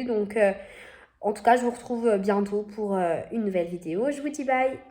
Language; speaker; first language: French; native; French